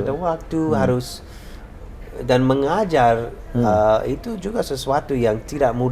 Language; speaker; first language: Indonesian; non-native, fluent; English